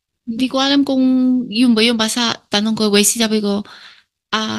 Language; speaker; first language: Filipino; non-native, learner; Chinese